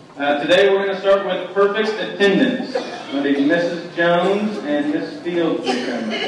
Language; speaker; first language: English; native; English